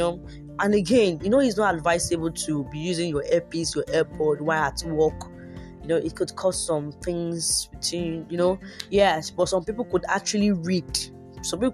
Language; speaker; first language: English; non-native, local second language; Yoruba